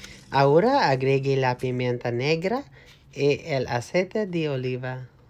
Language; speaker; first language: Spanish; non-native, learner; Filipino